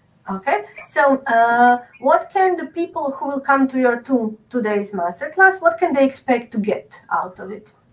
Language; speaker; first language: English; non-native, fluent; Croatian